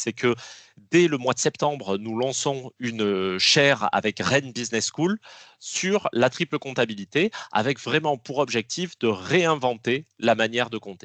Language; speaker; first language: French; native; French